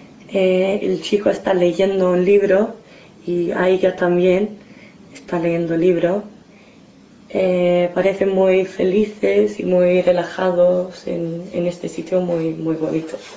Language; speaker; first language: Spanish; non-native, fluent; English